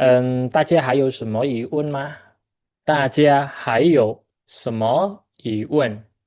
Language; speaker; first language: Chinese; non-native, fluent; Khmer